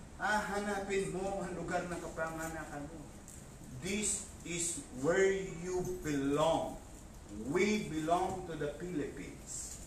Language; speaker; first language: Filipino; native; Filipino